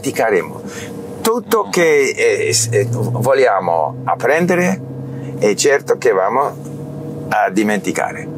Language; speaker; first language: Italian; non-native, learner; English